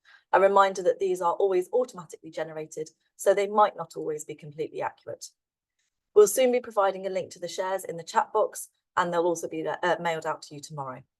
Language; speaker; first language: English; native; English